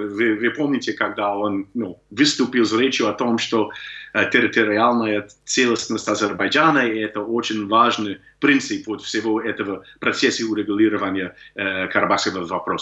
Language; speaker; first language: Russian; non-native, fluent; English